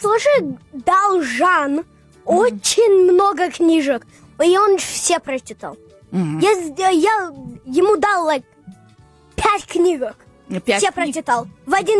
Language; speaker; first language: Russian; early bilingual, heritage; English